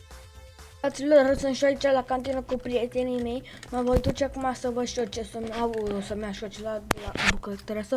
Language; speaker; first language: Romanian; native; Romanian